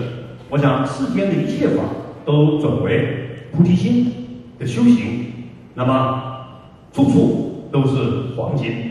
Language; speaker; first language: Chinese; native; Chinese